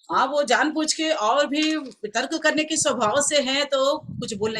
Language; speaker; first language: Hindi; non-native, local second language; Telugu